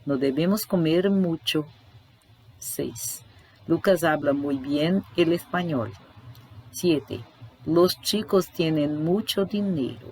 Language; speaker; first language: Spanish; non-native, fluent; Portuguese